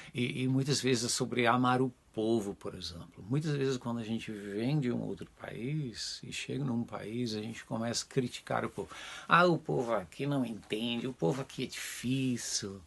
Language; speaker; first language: Portuguese; non-native, fluent; Dutch